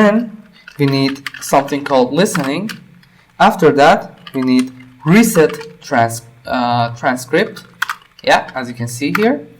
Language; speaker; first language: English; non-native, fluent; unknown